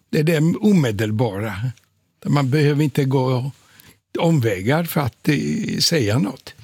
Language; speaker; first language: Swedish; non-native, fluent; Polish